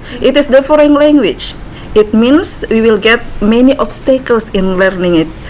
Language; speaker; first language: English; non-native, learner; Indonesian